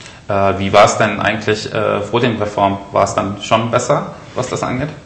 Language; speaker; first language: German; native; German